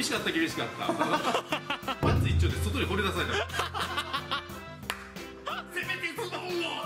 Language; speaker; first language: Japanese; native; Japanese